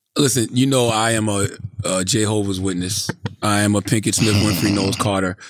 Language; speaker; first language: English; native; English